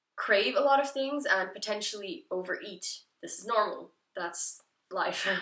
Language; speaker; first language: English; non-native, fluent; Dutch